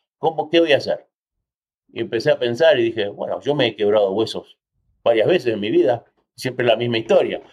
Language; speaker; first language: Spanish; early bilingual, heritage; Spanish